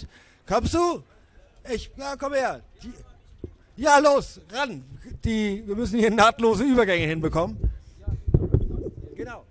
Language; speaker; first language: German; native; German